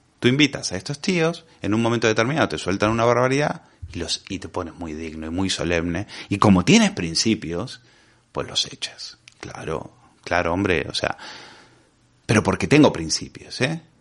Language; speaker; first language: Spanish; native; Spanish